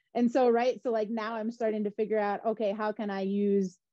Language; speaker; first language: English; native; English